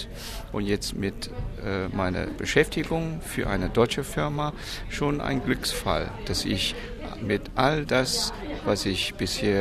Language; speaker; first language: German; non-native, fluent; Chinese